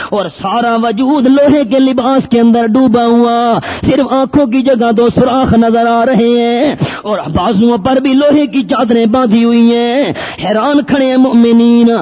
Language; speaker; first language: Urdu; non-native, local second language; Pashto